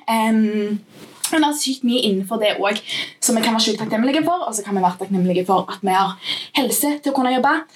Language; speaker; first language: Norwegian; native; Norwegian